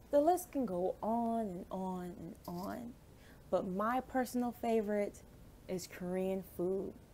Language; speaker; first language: English; native; English